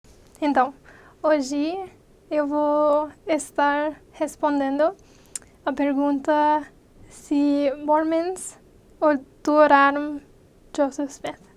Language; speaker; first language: Portuguese; non-native, fluent; English